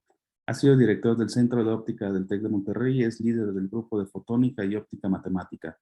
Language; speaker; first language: Spanish; native; Spanish